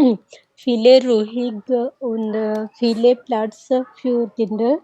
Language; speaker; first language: German; non-native, learner; Hindi